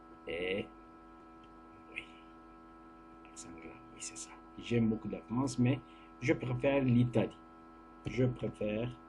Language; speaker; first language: French; non-native, fluent; Turkish